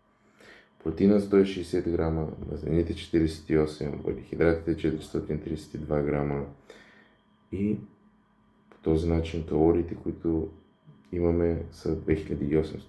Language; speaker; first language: Bulgarian; native; Bulgarian